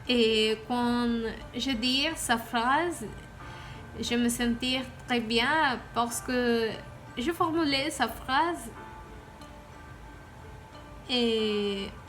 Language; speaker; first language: French; non-native, learner; Spanish